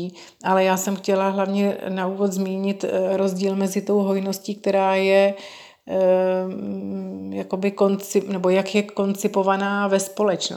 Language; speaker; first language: Czech; native; Czech